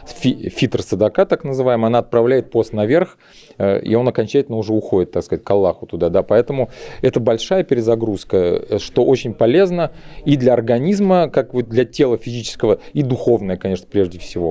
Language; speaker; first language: Russian; native; Russian